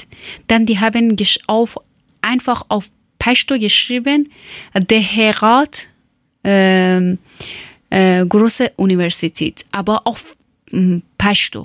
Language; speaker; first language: German; non-native, learner; Persian